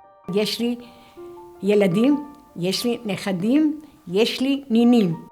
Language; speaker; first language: Hebrew; non-native, fluent; Greek